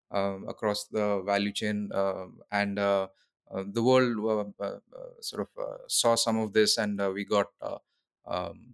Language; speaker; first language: English; non-native, local second language; Odia